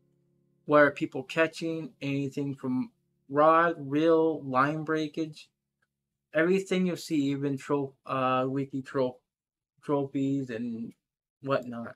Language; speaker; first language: English; native; English